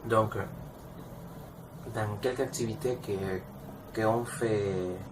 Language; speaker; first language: French; non-native, learner; Spanish